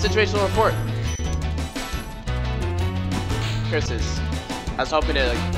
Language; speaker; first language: English; native; English